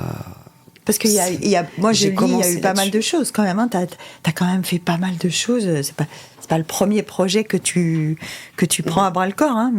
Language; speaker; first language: French; native; French